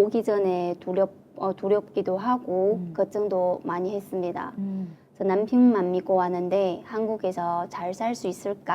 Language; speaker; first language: Korean; non-native, fluent; Chinese